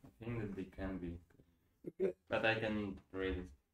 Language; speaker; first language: English; non-native, fluent; Polish